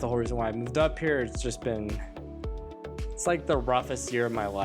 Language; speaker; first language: English; native; English